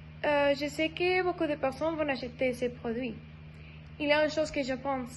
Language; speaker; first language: French; non-native, learner; Spanish